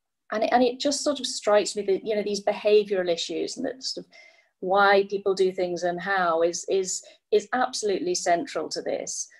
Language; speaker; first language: English; native; English